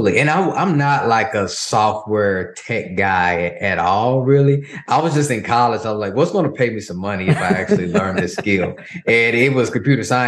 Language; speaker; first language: English; native; English